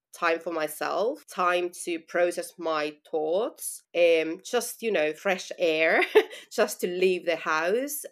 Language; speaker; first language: English; non-native, fluent; Finnish